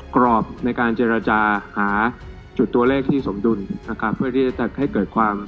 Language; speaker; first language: Thai; native; Thai